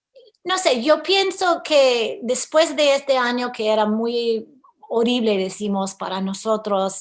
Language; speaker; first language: Spanish; early bilingual, heritage; English